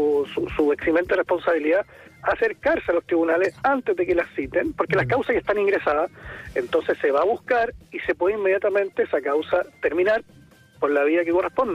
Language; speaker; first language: Spanish; native; Spanish